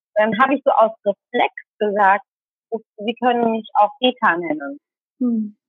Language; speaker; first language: German; early bilingual, other home language; Tamil